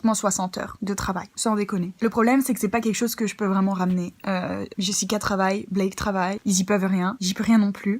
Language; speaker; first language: French; native; French